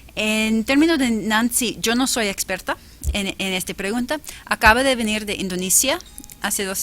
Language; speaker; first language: Spanish; non-native, fluent; English